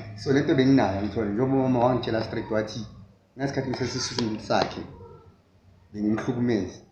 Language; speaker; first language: Zulu; native; Zulu